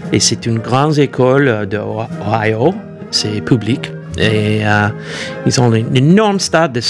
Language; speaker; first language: French; non-native, fluent; English